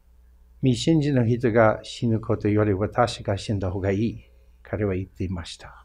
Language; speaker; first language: Japanese; non-native, fluent; English